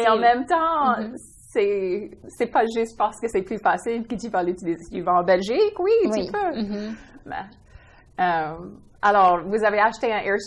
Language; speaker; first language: French; non-native, local second language; English